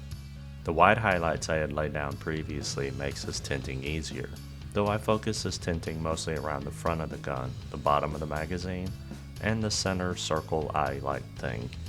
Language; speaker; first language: English; native; English